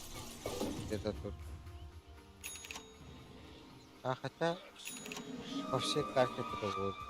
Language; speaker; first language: Russian; non-native, local second language; Yakut